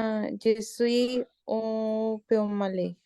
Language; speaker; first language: French; non-native, learner; Spanish